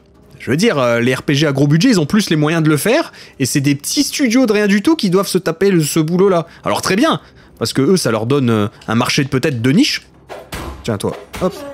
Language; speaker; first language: French; native; French